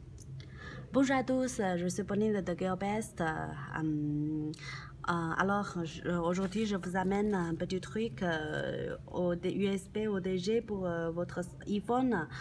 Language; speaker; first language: French; non-native, learner; Chinese